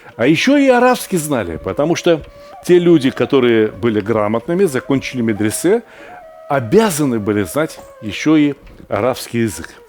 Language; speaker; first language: Russian; native; Russian